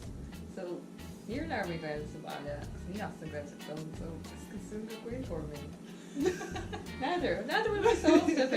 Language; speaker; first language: Irish; non-native, local second language; English